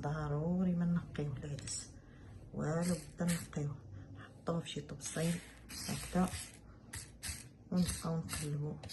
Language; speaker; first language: Arabic; native; Arabic